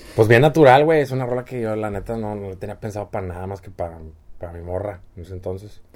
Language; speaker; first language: Spanish; native; Spanish